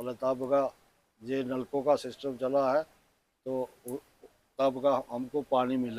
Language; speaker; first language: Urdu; non-native, local second language; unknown